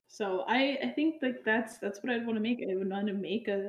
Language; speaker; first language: English; native; English